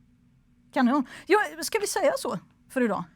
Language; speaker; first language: Swedish; native; Swedish